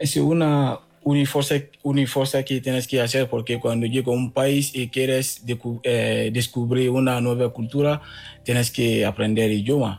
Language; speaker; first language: Spanish; non-native, learner; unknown